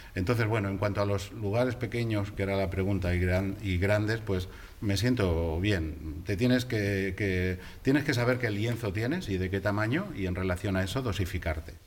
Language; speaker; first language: Spanish; native; Spanish